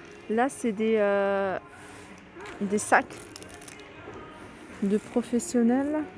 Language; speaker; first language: French; native; French